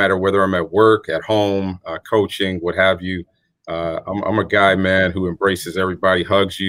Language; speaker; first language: English; native; English